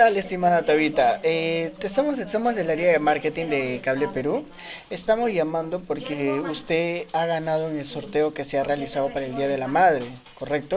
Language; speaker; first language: Spanish; native; Spanish